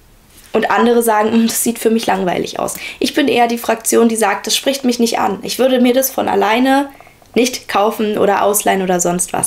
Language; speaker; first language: German; native; German